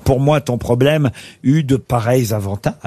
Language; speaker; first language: French; native; French